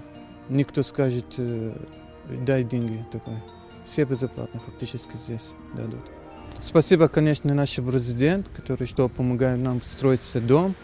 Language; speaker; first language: Russian; non-native, learner; Arabic